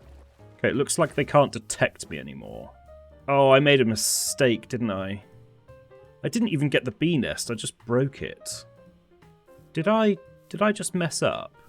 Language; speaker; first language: English; native; English